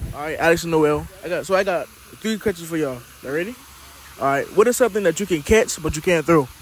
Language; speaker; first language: English; native; English